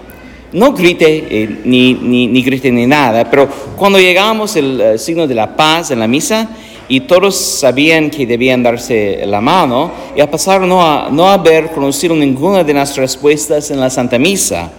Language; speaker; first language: Spanish; non-native, learner; English